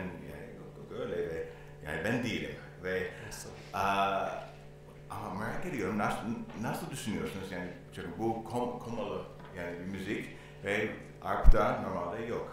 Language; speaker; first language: Turkish; non-native, learner; English